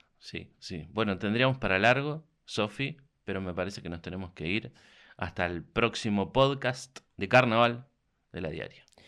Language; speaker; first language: Spanish; native; Spanish